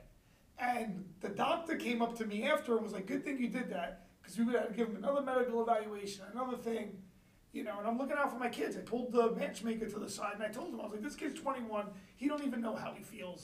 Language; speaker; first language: English; native; English